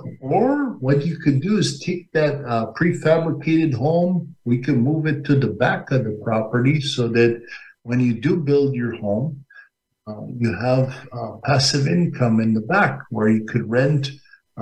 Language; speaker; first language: English; native; English